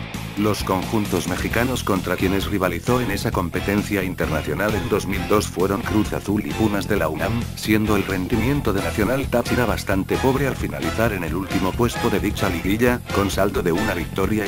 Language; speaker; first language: Spanish; native; Spanish